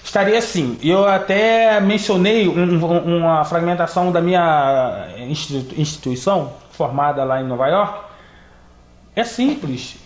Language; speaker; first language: Portuguese; native; Portuguese